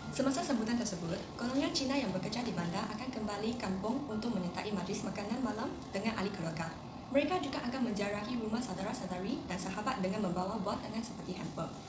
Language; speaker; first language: Malay; non-native, local second language; Chinese